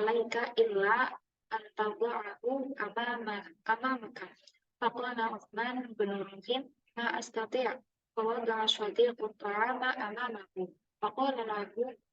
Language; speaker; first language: Arabic; non-native, learner; Indonesian